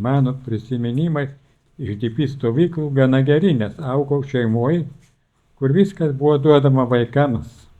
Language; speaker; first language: Lithuanian; native; Lithuanian